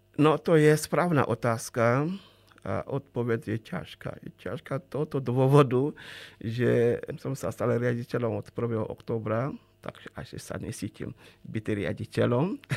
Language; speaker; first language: Slovak; non-native, fluent; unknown